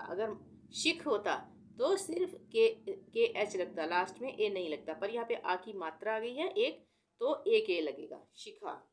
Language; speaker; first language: Hindi; native; Hindi